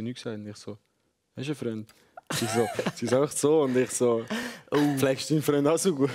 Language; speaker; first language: German; early bilingual, other home language; Albanian